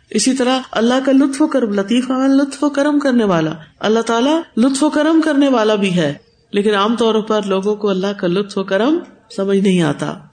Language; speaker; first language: Urdu; non-native, local second language; Punjabi